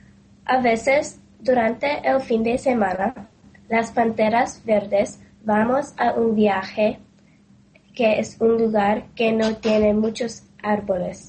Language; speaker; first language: Spanish; non-native, learner; English